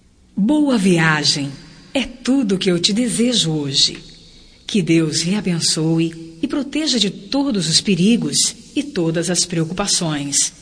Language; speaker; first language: Portuguese; native; Portuguese